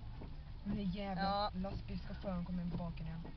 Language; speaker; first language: Swedish; native; Swedish